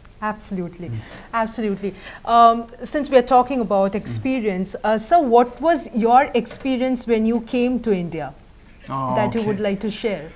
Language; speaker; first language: English; non-native, local second language; Bangla